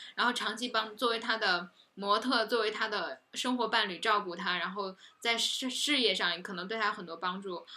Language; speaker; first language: Chinese; native; Chinese